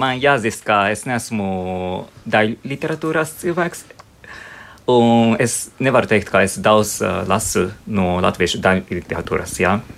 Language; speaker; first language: Latvian; non-native, fluent; Japanese